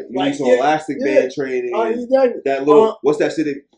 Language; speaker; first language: English; native; English